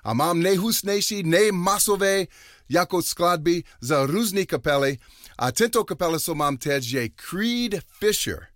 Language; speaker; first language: Czech; non-native, learner; English